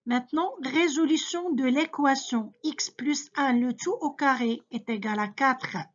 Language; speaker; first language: French; non-native, local second language; Arabic